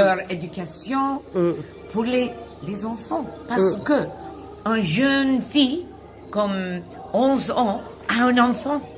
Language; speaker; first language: French; non-native, learner; English